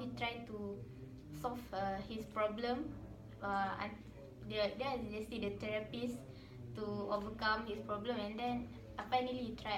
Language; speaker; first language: English; non-native, learner; Malay